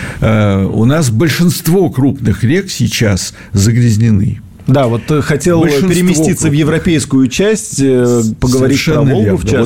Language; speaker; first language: Russian; native; Russian